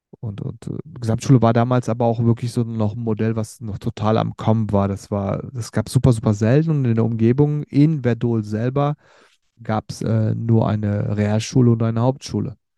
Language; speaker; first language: German; early bilingual, other home language; Turkish